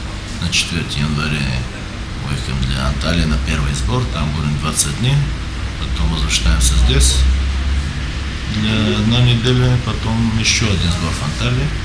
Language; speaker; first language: Russian; non-native, learner; Romanian